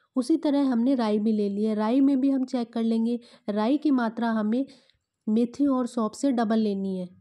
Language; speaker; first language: Hindi; native; Hindi